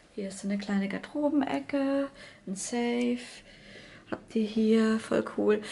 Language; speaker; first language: German; native; German